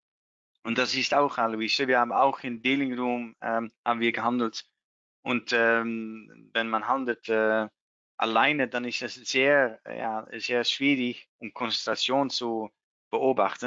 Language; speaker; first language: German; non-native, learner; Dutch